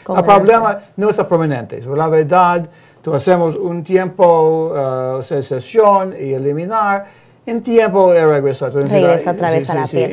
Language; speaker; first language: Spanish; non-native, learner; English